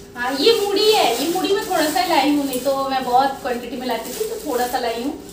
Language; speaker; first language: Hindi; non-native, local second language; Bangla